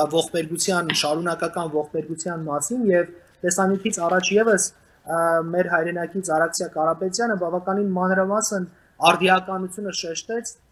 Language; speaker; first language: Armenian; native; Armenian